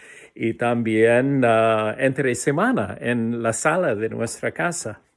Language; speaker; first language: Spanish; non-native, fluent; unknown